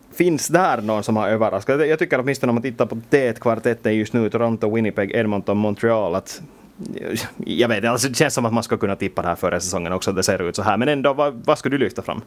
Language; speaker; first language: Swedish; native; Swedish